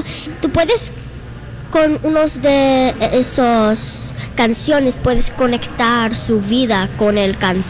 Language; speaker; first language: Spanish; non-native, learner; English